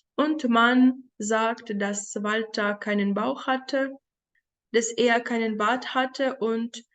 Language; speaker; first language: German; non-native, fluent; Ukrainian